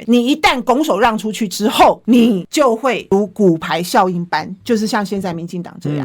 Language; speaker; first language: Chinese; native; Chinese